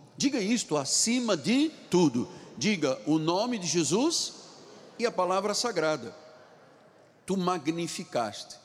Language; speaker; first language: Portuguese; native; Portuguese